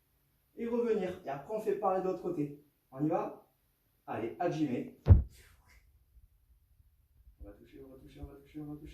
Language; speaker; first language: French; native; French